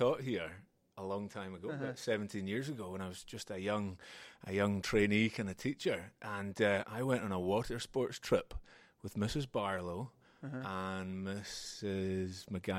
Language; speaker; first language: English; native; English